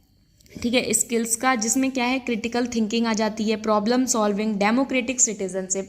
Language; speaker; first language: Hindi; native; Hindi